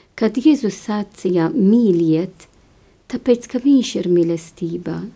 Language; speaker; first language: Latvian; non-native, fluent; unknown